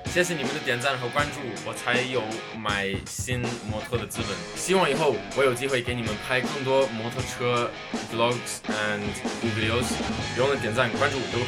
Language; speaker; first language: Chinese; non-native, local second language; English